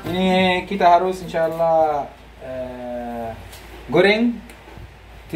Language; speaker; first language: Indonesian; non-native, learner; Arabic